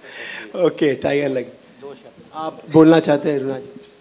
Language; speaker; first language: Hindi; native; Hindi